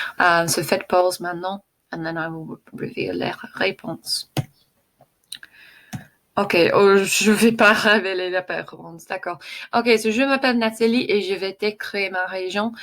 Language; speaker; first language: French; non-native, fluent; English